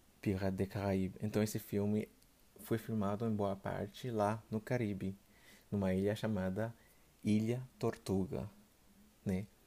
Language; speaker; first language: Portuguese; non-native, fluent; Haitian Creole